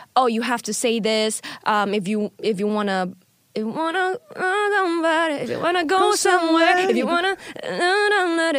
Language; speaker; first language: English; non-native, fluent; Indonesian